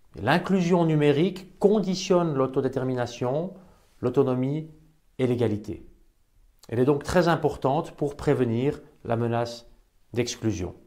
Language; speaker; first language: French; native; French